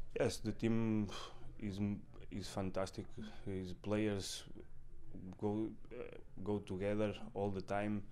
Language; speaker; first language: English; non-native, learner; Portuguese